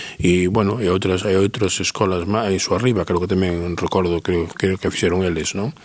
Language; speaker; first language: Galician; native; Galician